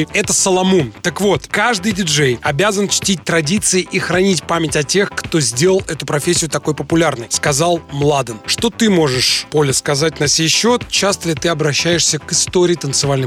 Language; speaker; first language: Russian; native; Russian